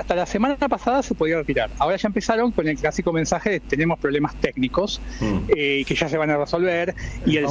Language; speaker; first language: Spanish; native; Spanish